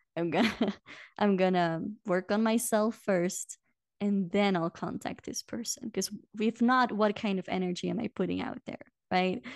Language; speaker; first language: English; non-native, fluent; Dutch